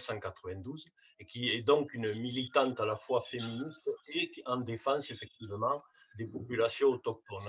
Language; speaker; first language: French; native; French